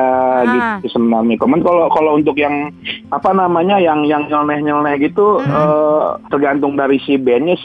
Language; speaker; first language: Indonesian; native; Indonesian